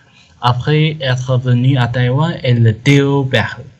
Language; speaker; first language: French; non-native, learner; Chinese